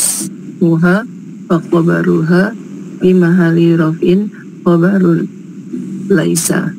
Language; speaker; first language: Arabic; non-native, learner; Indonesian